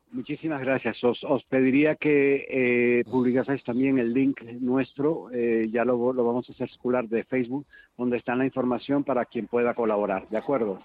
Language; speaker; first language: Spanish; native; Spanish